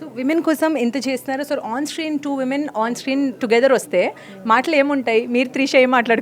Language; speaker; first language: Telugu; native; Telugu